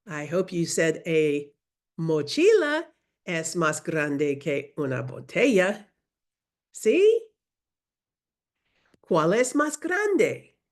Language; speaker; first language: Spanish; non-native, fluent; English